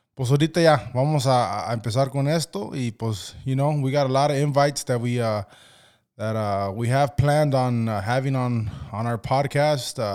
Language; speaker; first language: Spanish; early bilingual, other home language; English